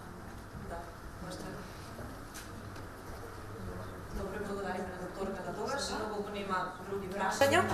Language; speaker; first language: Macedonian; native; Macedonian